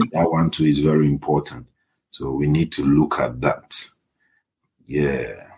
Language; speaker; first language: English; non-native, local second language; Akan